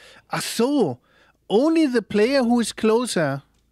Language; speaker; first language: English; non-native, fluent; German